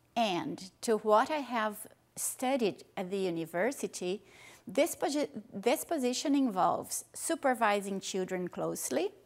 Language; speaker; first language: English; non-native, fluent; Portuguese